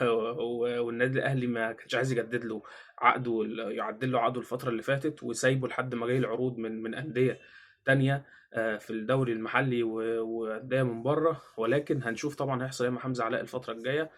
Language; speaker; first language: Arabic; native; Arabic